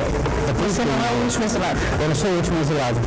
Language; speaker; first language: Portuguese; native; Portuguese